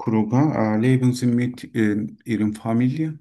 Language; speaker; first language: German; non-native, learner; Turkish